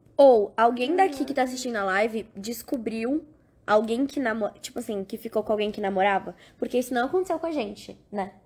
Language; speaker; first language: Portuguese; native; Portuguese